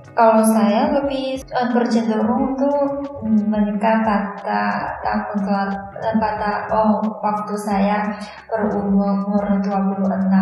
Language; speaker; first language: Indonesian; non-native, fluent; Chinese